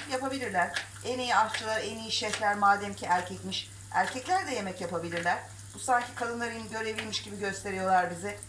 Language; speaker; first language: Turkish; native; Turkish